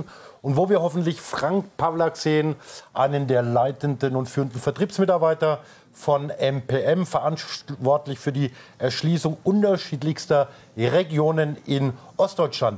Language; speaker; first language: German; native; German